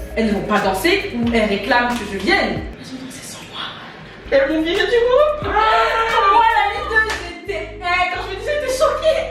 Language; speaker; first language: French; native; French